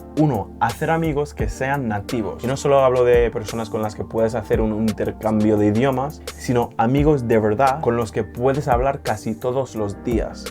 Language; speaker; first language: Spanish; non-native, fluent; English